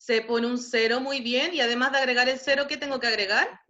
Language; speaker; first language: Spanish; native; Spanish